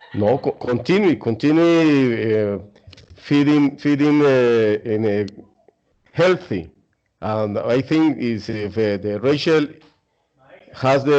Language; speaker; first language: English; non-native, learner; Spanish